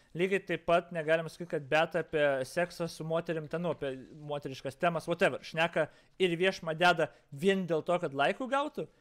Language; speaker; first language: Lithuanian; native; Lithuanian